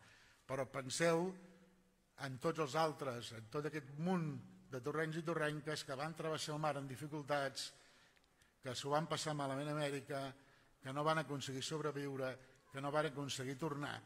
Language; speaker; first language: Catalan; native; Catalan